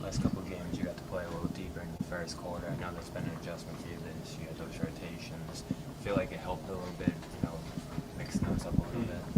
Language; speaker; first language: English; native; English